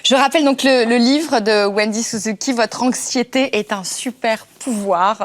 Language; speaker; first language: French; native; French